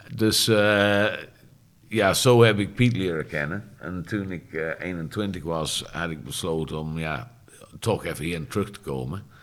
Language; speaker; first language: Dutch; non-native, fluent; English